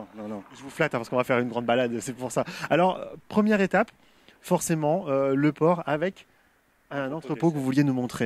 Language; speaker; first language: French; native; French